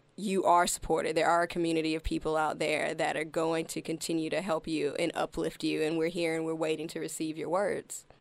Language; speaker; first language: English; native; English